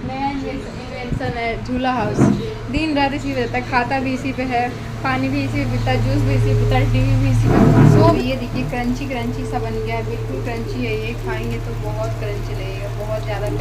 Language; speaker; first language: Hindi; native; Hindi